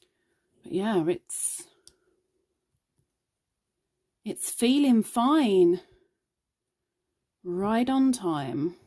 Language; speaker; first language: English; native; English